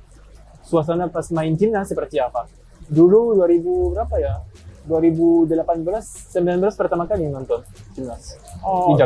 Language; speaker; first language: Indonesian; non-native, fluent; French